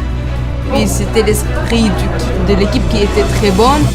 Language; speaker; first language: French; non-native, learner; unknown